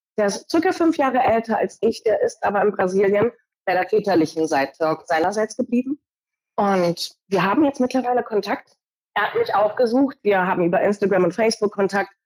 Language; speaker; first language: German; early bilingual, other home language; Portuguese